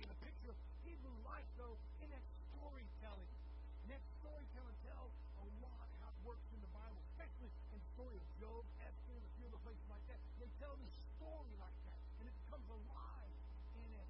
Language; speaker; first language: English; native; English